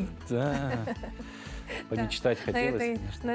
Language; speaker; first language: Russian; native; Russian